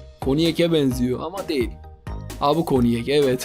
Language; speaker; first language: Turkish; native; Turkish